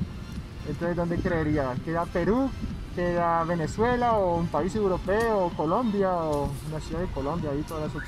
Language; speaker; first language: Spanish; non-native, fluent; French